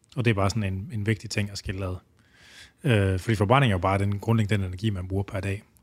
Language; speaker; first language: Danish; native; Danish